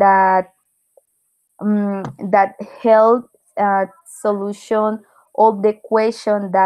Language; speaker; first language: English; non-native, learner; Spanish